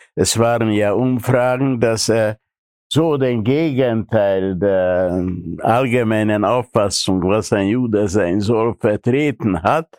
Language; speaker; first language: German; non-native, fluent; Hungarian